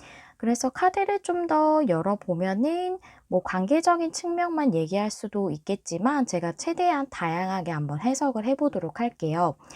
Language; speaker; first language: Korean; native; Korean